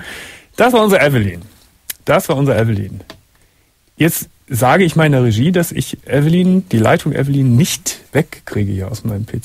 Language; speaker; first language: German; native; German